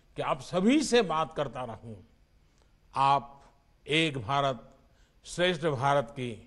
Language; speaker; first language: Hindi; non-native, local second language; Gujarati